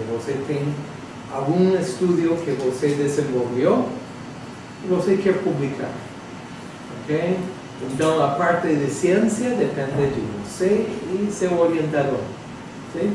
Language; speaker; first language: Portuguese; non-native, fluent; English